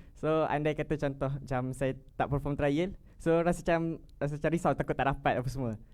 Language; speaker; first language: Malay; native; Malay